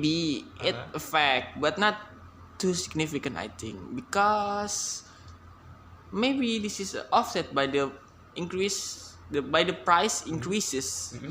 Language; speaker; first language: English; non-native, learner; Indonesian